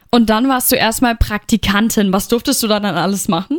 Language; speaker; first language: German; native; German